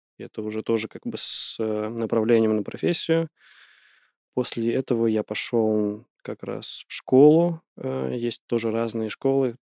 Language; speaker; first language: Russian; early bilingual, heritage; Russian